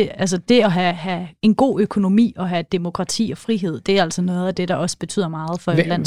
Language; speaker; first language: Danish; native; Danish